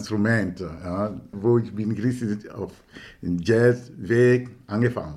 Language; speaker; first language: German; non-native, fluent; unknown